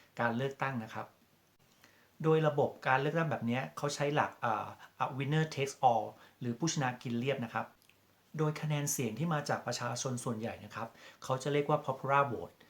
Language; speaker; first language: Thai; native; Thai